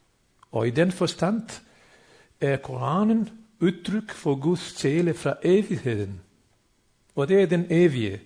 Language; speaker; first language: Danish; non-native, fluent; Bosnian